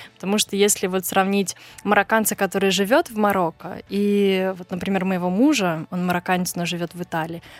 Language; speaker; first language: Russian; native; Russian